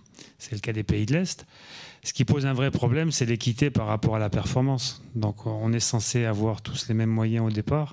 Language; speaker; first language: French; native; French